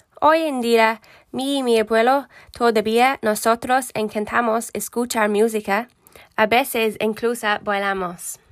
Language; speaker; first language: Spanish; non-native, learner; English